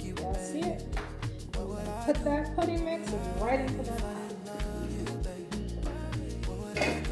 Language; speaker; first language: English; native; English